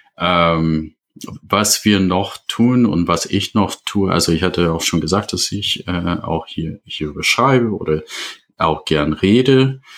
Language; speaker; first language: German; non-native, fluent; English